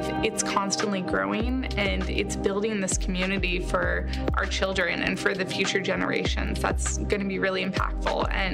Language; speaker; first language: English; native; English